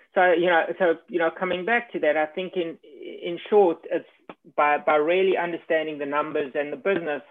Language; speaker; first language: English; native; English